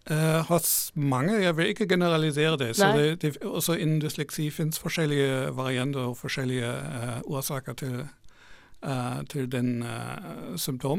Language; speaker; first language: Norwegian; non-native, fluent; German